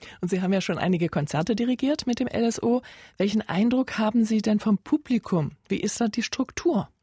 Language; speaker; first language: German; native; German